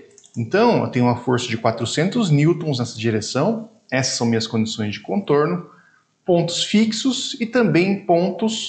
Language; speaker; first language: Portuguese; native; Portuguese